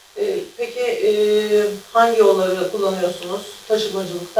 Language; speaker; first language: Turkish; native; Turkish